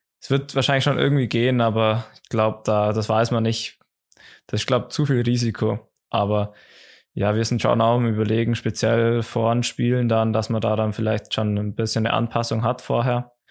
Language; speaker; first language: German; native; German